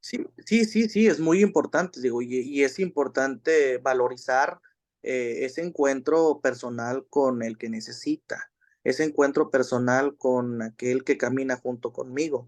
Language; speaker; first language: Spanish; native; Spanish